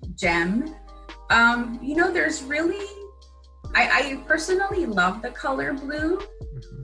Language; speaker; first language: English; native; English